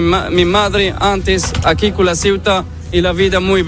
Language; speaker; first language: Spanish; non-native, learner; Arabic